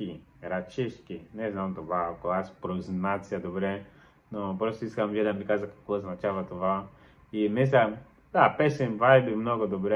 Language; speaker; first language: Bulgarian; non-native, learner; Portuguese